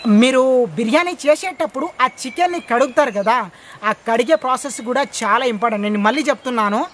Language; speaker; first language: Telugu; non-native, local second language; Lambadi